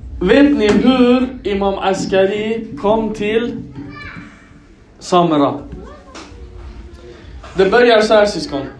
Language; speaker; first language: Swedish; early bilingual, other home language; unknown